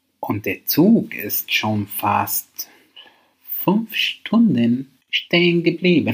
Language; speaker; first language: German; non-native, learner; Arabic